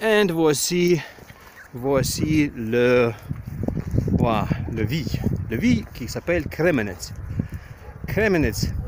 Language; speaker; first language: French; non-native, learner; Ukrainian